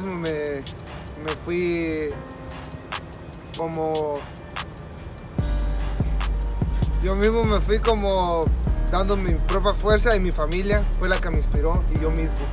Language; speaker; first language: Spanish; early bilingual, heritage; Spanish